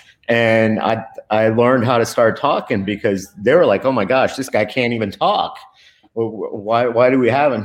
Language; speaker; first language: English; early bilingual, other home language; Spanish